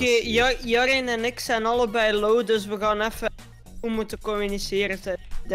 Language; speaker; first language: Dutch; native; Dutch